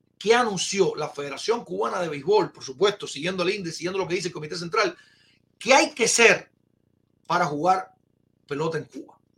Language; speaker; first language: Spanish; native; Spanish